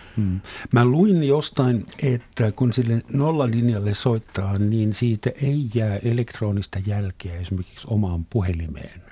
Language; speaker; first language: Finnish; non-native, fluent; German